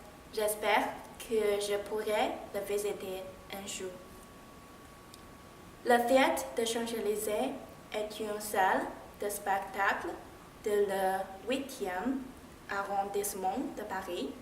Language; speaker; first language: French; non-native, learner; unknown